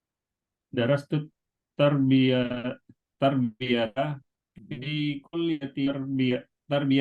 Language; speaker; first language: Arabic; non-native, learner; Indonesian